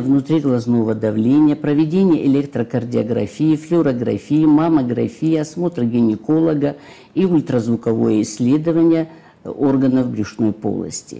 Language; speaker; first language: Russian; native; Russian